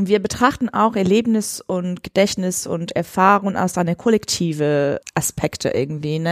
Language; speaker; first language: German; non-native, fluent; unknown